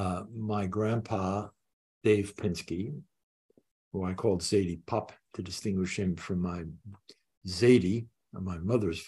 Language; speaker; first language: English; native; English